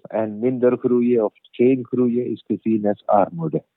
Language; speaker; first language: Dutch; non-native, learner; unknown